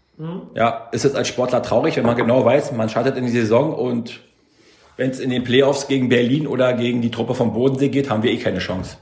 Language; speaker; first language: German; native; German